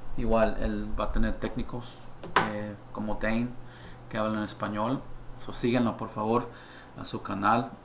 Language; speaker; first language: Spanish; early bilingual, heritage; Spanish